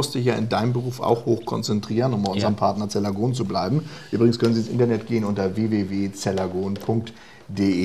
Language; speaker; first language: German; native; German